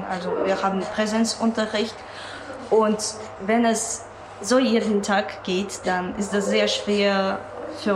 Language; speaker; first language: German; non-native, learner; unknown